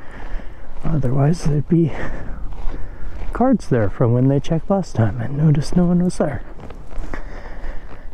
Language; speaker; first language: English; native; English